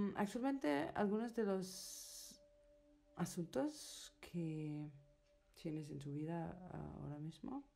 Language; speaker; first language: Spanish; non-native, fluent; Danish